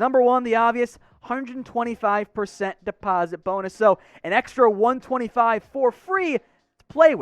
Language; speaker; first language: English; native; English